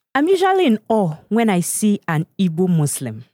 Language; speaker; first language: English; non-native, local second language; Igbo